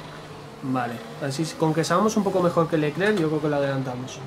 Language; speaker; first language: Spanish; native; Spanish